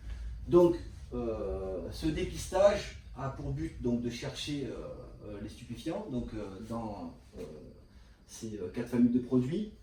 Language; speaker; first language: French; native; French